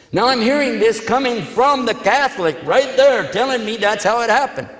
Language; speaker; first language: English; native; English